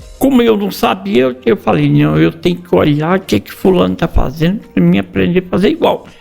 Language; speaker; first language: Portuguese; native; Portuguese